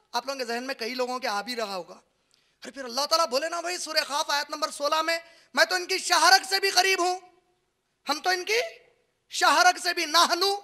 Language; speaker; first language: Hindi; native; Hindi